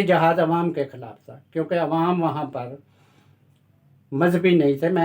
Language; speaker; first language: Urdu; non-native, local second language; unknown